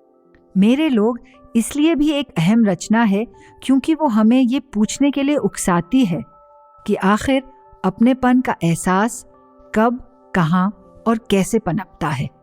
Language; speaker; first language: Hindi; native; Hindi